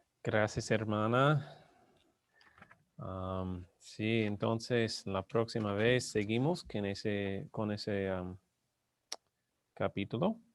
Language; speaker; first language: Spanish; non-native, learner; English